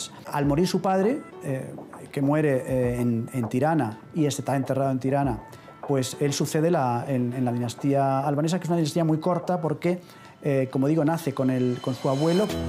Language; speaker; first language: Spanish; native; Spanish